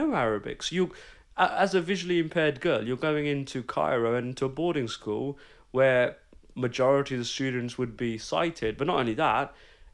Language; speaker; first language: English; early bilingual, other home language; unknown